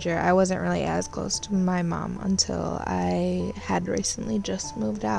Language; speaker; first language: English; native; English